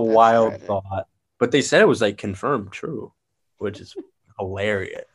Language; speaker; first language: English; native; English